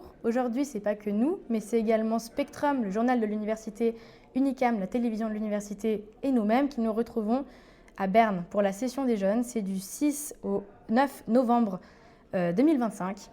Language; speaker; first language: French; native; French